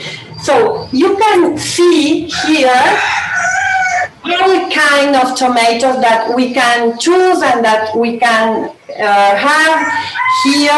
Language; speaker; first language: English; non-native, learner; Spanish